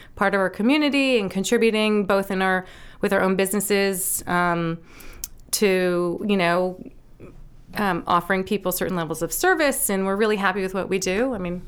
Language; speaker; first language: English; native; English